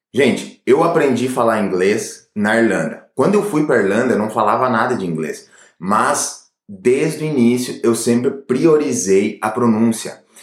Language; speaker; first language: Portuguese; native; Portuguese